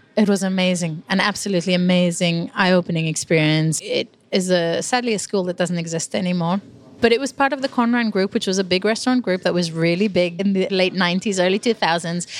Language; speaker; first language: English; non-native, fluent; Hebrew